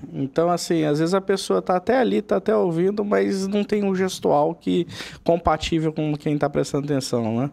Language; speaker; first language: Portuguese; native; Portuguese